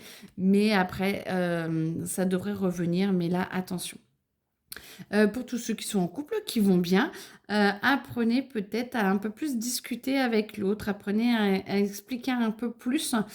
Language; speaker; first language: French; native; French